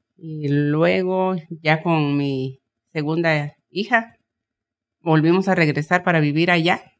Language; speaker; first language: Spanish; native; Spanish